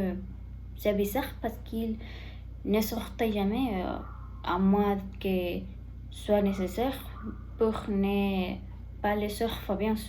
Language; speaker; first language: French; non-native, learner; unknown